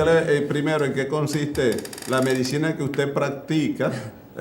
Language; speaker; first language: Spanish; native; Spanish